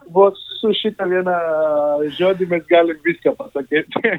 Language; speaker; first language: Lithuanian; non-native, fluent; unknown